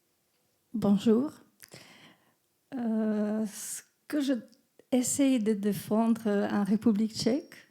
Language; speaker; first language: French; non-native, fluent; Czech